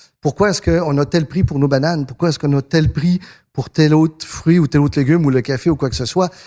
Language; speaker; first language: French; early bilingual, other home language; Spanish